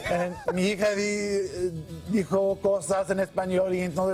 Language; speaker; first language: Spanish; non-native, learner; English